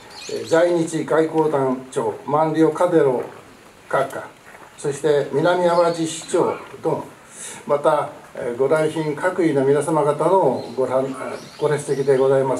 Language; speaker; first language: Japanese; native; Japanese